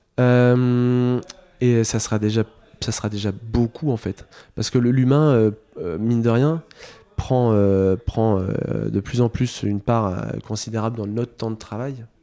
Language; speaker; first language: French; native; French